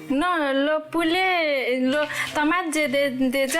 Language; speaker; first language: French; non-native, learner; Nepali